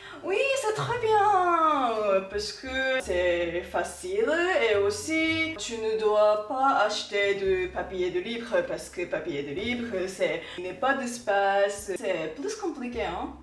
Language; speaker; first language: French; non-native, learner; Japanese